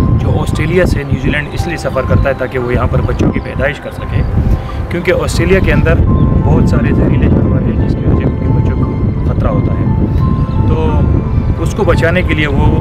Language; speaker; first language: Hindi; non-native, local second language; Kashmiri